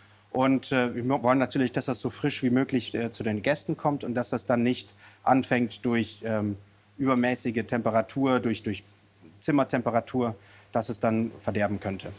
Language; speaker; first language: German; native; German